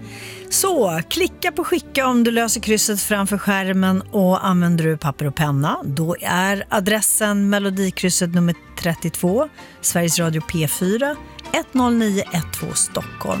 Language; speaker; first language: Swedish; native; Swedish